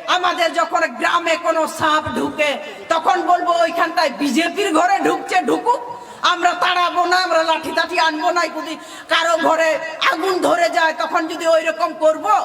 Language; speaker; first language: Bangla; non-native, local second language; Santali